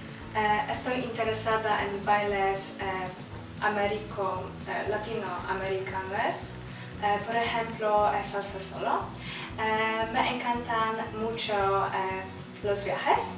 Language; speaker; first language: Spanish; non-native, learner; Polish